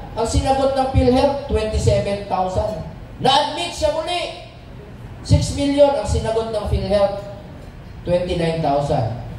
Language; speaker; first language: Filipino; non-native, local second language; Cebuano